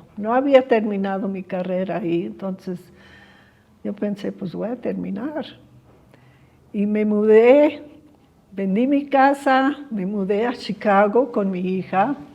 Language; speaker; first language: Spanish; early bilingual, other home language; English